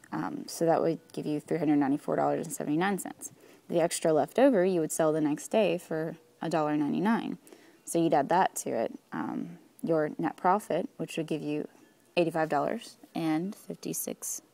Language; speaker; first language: English; native; English